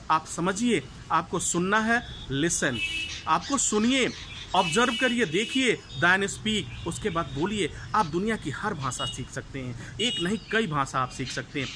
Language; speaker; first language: Hindi; native; Hindi